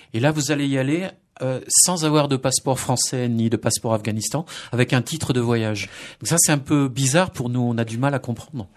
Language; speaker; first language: French; native; French